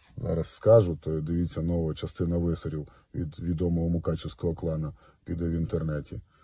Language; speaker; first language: Ukrainian; non-native, local second language; Russian